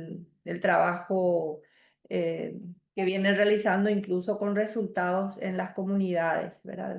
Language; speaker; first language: Spanish; native; Spanish